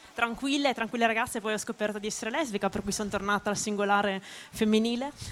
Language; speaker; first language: Italian; native; Italian